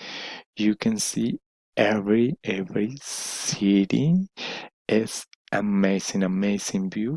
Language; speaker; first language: English; non-native, learner; Spanish